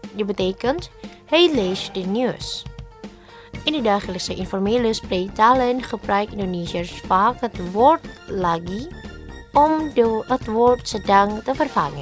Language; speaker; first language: Dutch; non-native, learner; Indonesian